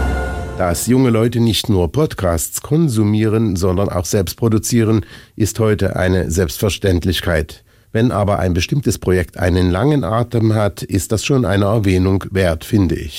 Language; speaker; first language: German; native; German